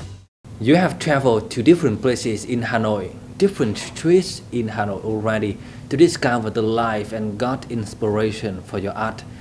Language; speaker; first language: English; non-native, fluent; Vietnamese